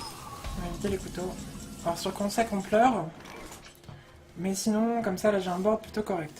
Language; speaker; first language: French; native; French